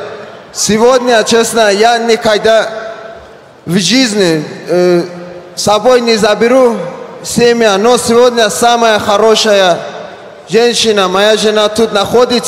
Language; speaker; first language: Russian; non-native, learner; Persian